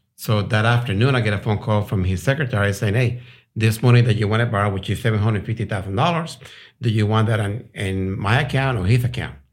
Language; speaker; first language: English; non-native, fluent; Spanish